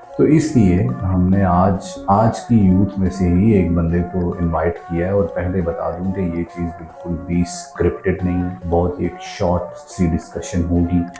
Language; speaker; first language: Urdu; native; Urdu